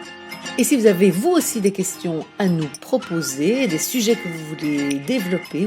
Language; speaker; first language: French; native; French